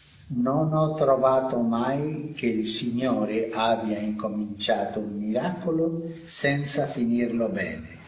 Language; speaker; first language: Italian; non-native, fluent; Spanish